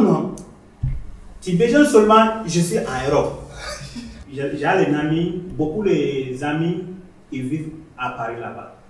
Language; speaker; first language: French; non-native, learner; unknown